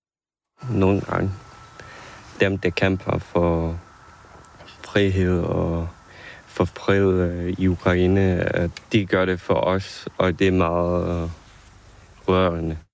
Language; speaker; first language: Danish; non-native, fluent; Ukrainian